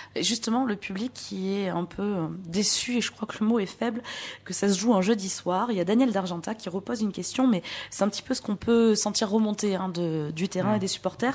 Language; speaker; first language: French; native; French